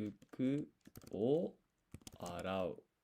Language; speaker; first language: Japanese; non-native, learner; English